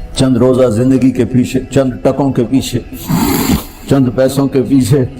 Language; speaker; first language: Urdu; non-native, local second language; Punjabi